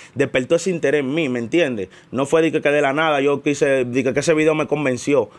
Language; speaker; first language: Spanish; native; Spanish